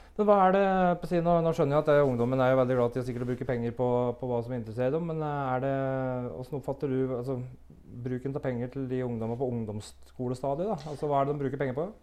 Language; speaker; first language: Norwegian; native; Norwegian